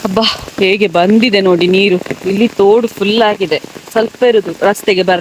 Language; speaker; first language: Kannada; non-native, local second language; Tulu